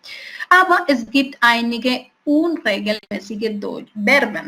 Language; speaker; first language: German; non-native, fluent; Spanish